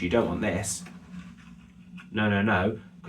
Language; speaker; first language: English; native; English